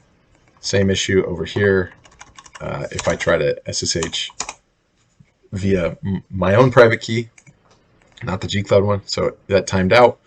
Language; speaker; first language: English; native; English